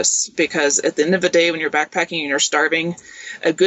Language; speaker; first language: English; native; English